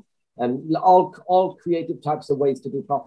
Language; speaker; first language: English; native; English